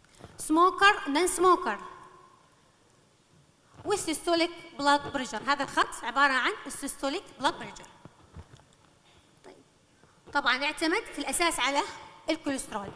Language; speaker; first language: Arabic; native; Arabic